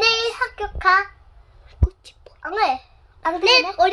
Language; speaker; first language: Korean; early bilingual, other home language; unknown